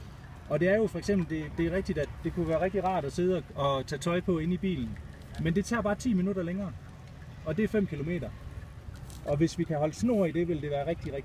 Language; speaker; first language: Danish; native; Danish